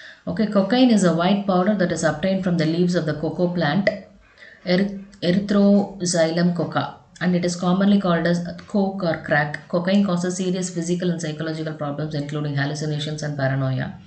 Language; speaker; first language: English; non-native, local second language; Tamil